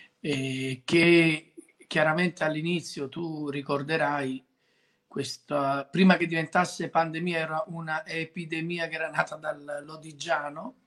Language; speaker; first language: Italian; native; Italian